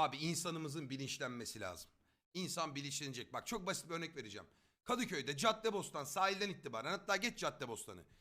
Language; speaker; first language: Turkish; native; Turkish